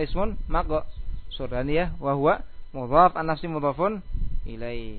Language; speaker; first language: Arabic; non-native, fluent; Indonesian